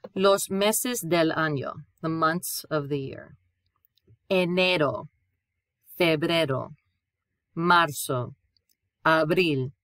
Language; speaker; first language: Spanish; non-native, fluent; English